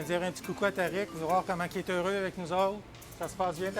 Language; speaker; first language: French; native; French